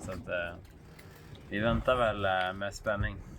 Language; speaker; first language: Swedish; native; Swedish